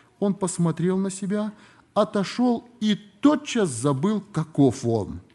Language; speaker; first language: Russian; native; Russian